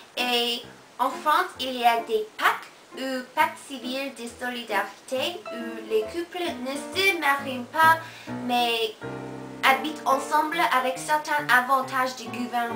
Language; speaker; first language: French; non-native, learner; Korean